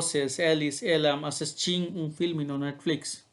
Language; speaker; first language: Portuguese; non-native, learner; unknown